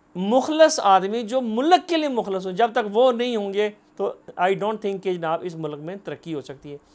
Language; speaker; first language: Urdu; non-native, local second language; Punjabi